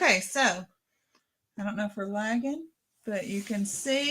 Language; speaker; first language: English; native; English